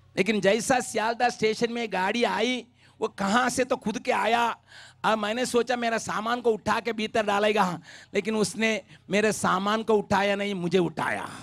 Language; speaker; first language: Hindi; non-native, local second language; Tamil